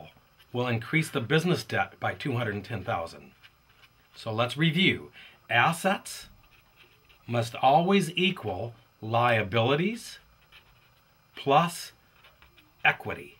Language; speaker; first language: English; native; English